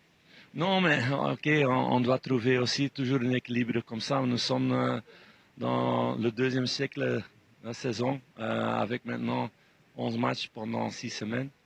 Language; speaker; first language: French; non-native, fluent; Dutch